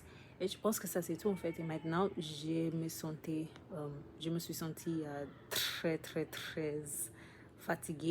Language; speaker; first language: French; non-native, learner; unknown